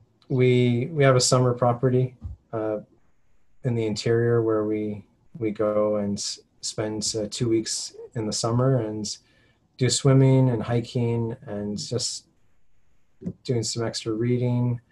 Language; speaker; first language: English; native; English